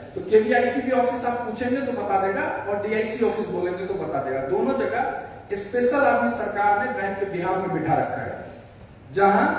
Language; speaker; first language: Hindi; native; Hindi